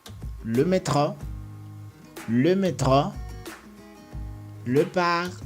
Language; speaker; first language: French; non-native, fluent; Spanish